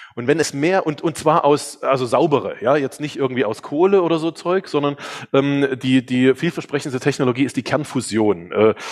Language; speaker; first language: German; early bilingual, other home language; Hungarian